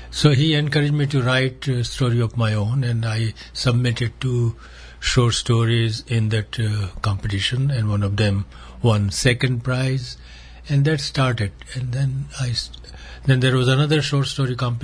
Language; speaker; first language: English; non-native, local second language; Gujarati